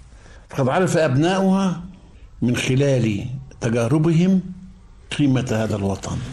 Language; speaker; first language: Arabic; native; Arabic